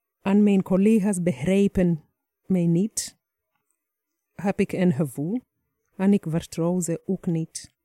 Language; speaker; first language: Dutch; non-native, fluent; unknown